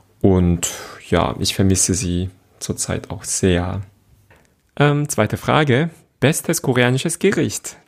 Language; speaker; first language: German; non-native, fluent; Korean